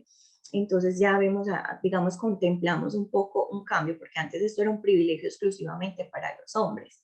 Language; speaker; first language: Spanish; native; Spanish